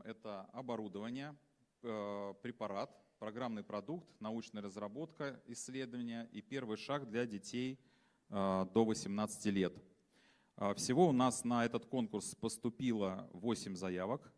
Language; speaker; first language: Russian; native; Russian